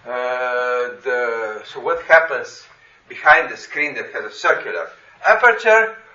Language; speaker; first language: English; non-native, fluent; Slovenian